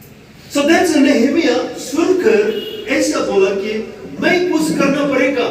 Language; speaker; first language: Hindi; non-native, local second language; Bodo